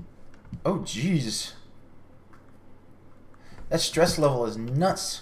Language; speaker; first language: English; native; English